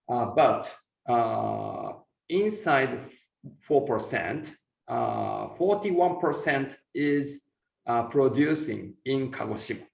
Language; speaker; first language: English; non-native, learner; Japanese